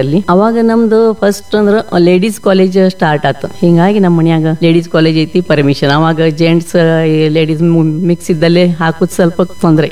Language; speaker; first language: Kannada; non-native, local second language; Marathi